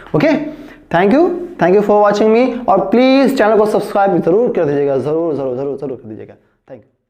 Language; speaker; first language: Hindi; native; Hindi